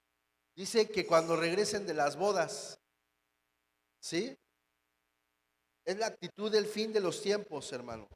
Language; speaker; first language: Spanish; native; Spanish